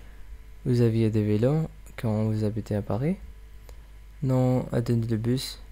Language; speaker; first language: French; non-native, learner; English